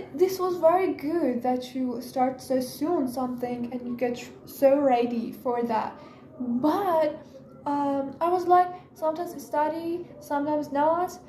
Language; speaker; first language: English; non-native, learner; Persian